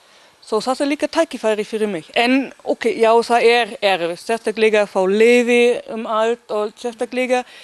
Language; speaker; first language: Icelandic; non-native, learner; Danish